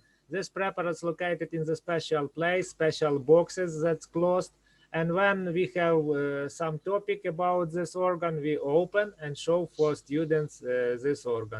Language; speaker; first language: English; non-native, learner; Ukrainian